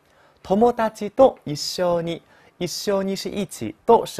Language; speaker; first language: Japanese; non-native, fluent; Chinese